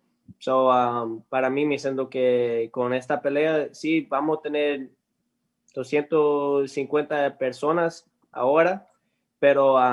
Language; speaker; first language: Spanish; early bilingual, heritage; English